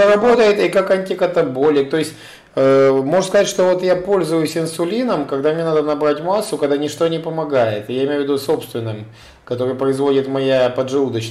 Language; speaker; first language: Russian; native; Russian